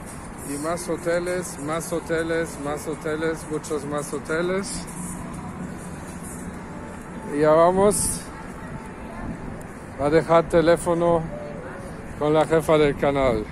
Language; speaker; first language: Spanish; non-native, fluent; German